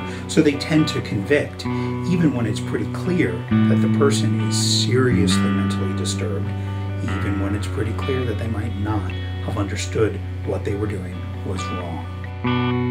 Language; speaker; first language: English; native; English